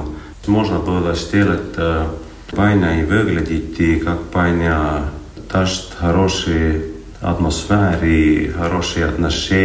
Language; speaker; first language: Russian; non-native, local second language; Estonian